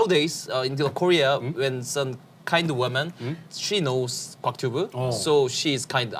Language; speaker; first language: English; non-native, learner; Korean